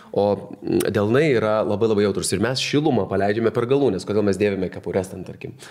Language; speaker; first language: Lithuanian; native; Lithuanian